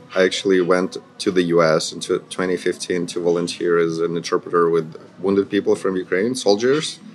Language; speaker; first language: English; non-native, fluent; Ukrainian